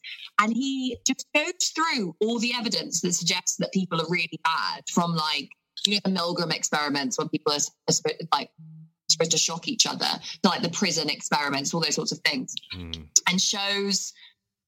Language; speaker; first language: English; native; English